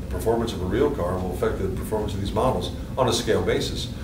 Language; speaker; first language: English; native; English